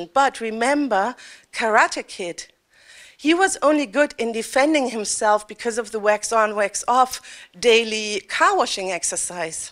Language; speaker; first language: English; non-native, fluent; German